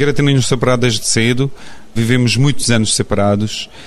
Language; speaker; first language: Portuguese; non-native, fluent; Bosnian